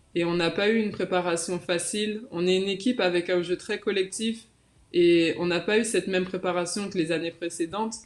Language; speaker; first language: French; native; French